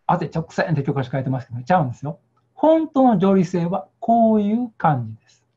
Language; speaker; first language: Japanese; native; Japanese